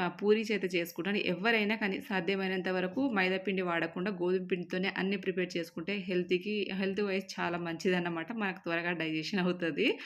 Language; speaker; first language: Telugu; native; Telugu